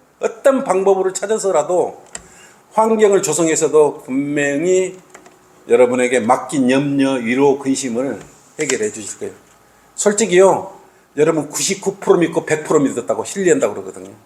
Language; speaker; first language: Korean; native; Korean